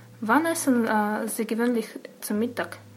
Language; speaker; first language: German; non-native, learner; Russian